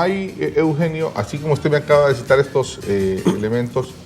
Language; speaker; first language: Spanish; native; Spanish